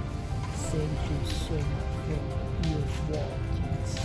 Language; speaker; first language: English; non-native, learner; Khmer